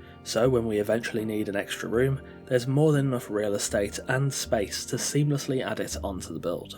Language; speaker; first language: English; native; English